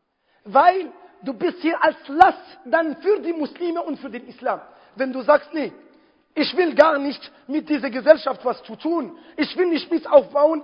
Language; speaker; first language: German; non-native, fluent; Arabic